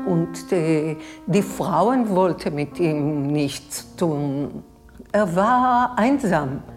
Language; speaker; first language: German; non-native, fluent; Hebrew